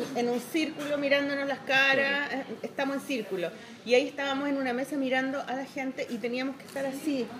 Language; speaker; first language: Spanish; native; Spanish